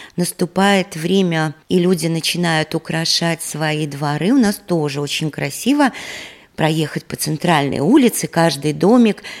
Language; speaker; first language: Russian; native; Russian